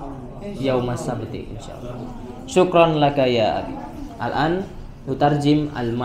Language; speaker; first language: Arabic; non-native, learner; Indonesian